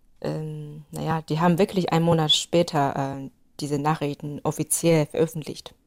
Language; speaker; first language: German; non-native, fluent; Chinese